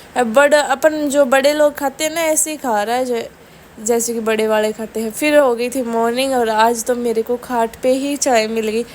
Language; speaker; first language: Hindi; native; Hindi